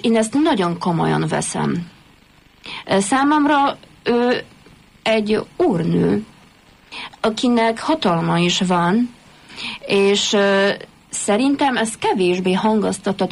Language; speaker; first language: Hungarian; non-native, fluent; Polish